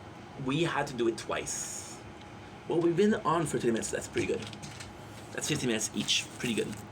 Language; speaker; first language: English; non-native, local second language; French